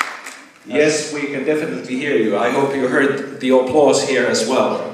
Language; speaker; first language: English; non-native, fluent; Finnish